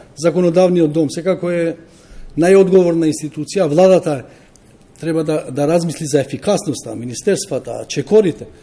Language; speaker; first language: Macedonian; non-native, local second language; Albanian